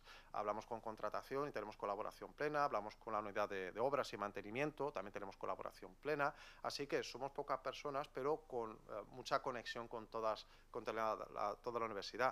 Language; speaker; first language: Spanish; native; Spanish